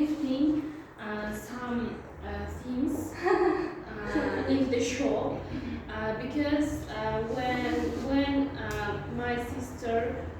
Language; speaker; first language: English; non-native, learner; Uzbek